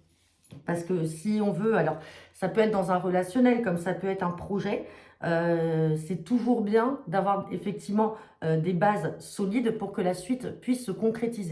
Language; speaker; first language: French; native; French